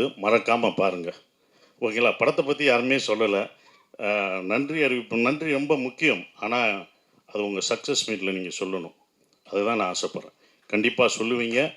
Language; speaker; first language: Tamil; native; Tamil